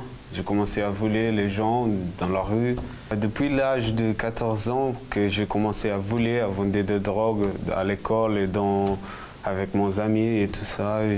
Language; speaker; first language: French; non-native, fluent; Portuguese